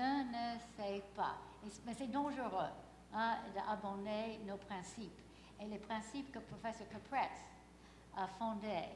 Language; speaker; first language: French; non-native, fluent; English